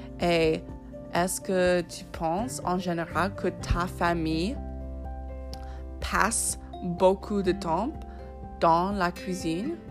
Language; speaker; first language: French; non-native, fluent; English